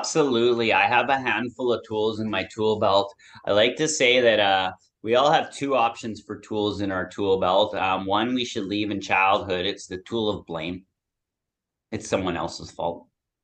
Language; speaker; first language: English; native; English